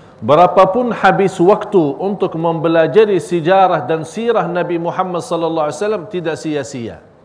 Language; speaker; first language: Malay; non-native, fluent; Arabic